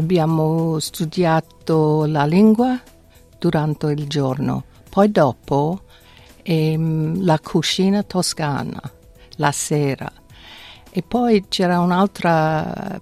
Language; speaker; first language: Italian; non-native, fluent; English